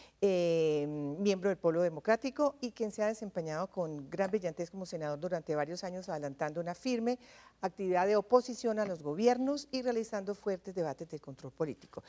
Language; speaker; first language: Spanish; native; Spanish